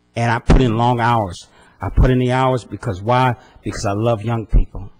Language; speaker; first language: English; native; English